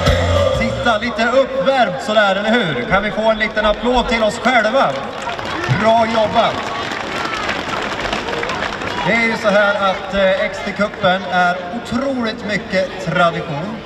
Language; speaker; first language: Swedish; native; Swedish